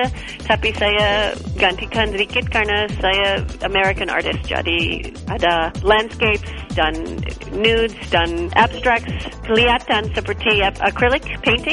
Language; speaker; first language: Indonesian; non-native, learner; English